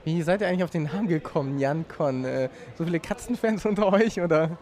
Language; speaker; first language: German; native; German